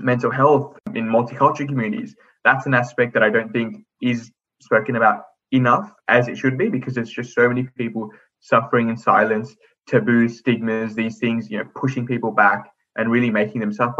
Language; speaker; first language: English; native; English